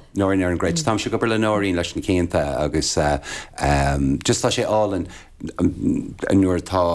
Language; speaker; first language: Irish; native; Irish